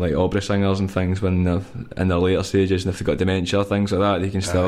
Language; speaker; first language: English; native; English